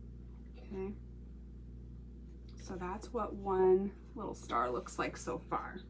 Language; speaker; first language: English; native; English